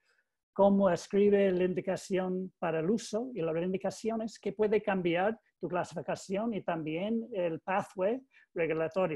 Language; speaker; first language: Spanish; non-native, learner; English